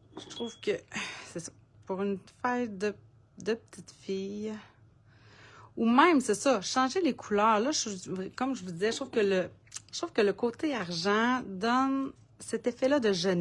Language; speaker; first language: French; native; French